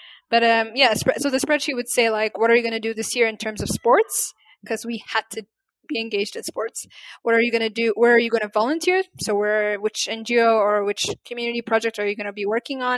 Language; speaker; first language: English; non-native, fluent; Amharic